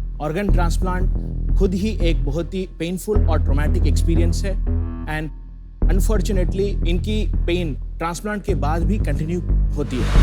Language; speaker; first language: Hindi; non-native, local second language; Tamil